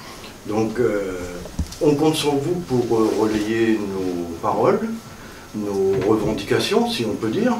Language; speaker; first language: French; native; French